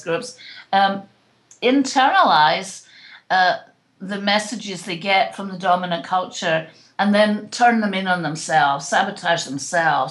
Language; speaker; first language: English; native; English